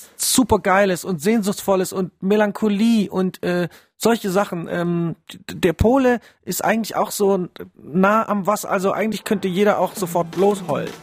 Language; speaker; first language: German; early bilingual, other home language; Polish